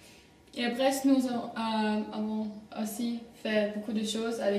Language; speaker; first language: French; non-native, learner; German